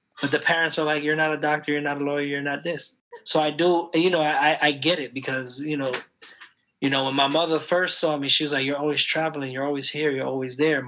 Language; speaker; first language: English; early bilingual, other home language; Spanish